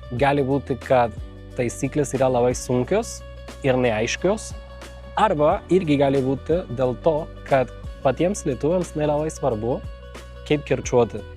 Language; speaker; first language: Lithuanian; non-native, fluent; Spanish